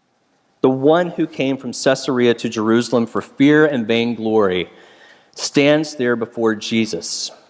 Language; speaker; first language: English; native; English